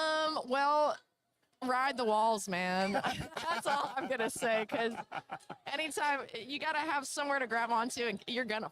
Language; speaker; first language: English; native; English